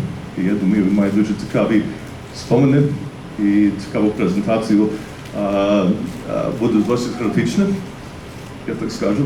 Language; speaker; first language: Ukrainian; early bilingual, heritage; English